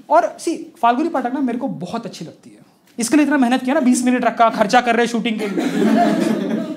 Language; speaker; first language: Hindi; non-native, local second language; Gujarati